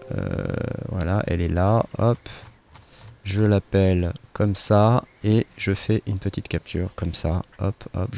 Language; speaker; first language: French; native; French